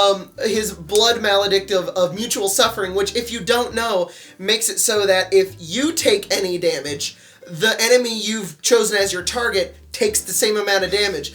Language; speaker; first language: English; native; English